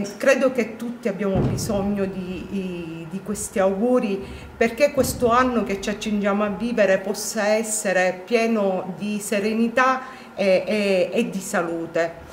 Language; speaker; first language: Italian; native; Italian